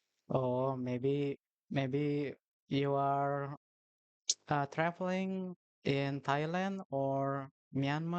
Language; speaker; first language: English; non-native, learner; Indonesian